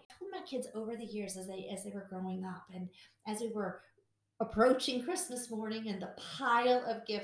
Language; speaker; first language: English; native; English